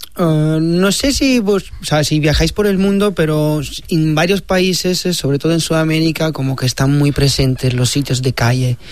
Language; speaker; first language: Spanish; non-native, fluent; Italian